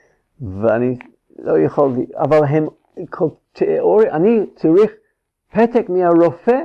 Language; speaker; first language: Hebrew; non-native, fluent; English